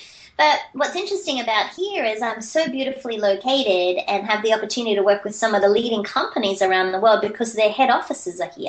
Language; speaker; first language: English; native; English